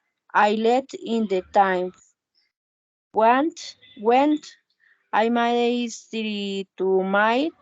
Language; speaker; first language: English; non-native, learner; Spanish